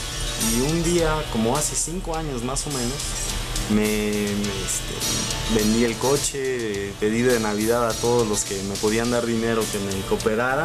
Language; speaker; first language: Spanish; native; Spanish